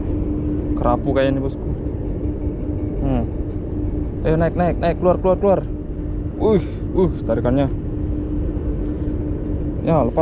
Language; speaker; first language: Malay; non-native, local second language; Javanese